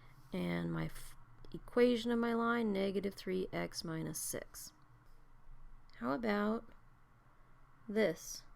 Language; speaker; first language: English; native; English